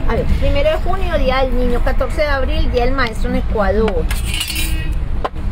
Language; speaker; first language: Spanish; native; Spanish